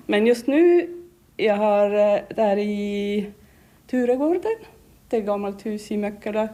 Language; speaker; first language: Swedish; non-native, learner; Estonian